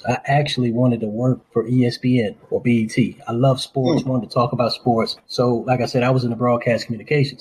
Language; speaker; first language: English; native; English